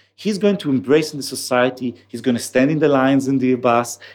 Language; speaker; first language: English; non-native, fluent; Hebrew